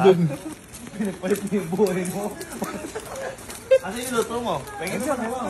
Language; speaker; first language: Filipino; native; Filipino